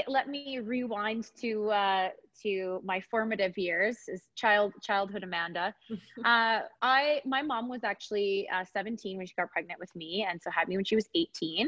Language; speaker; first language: English; native; English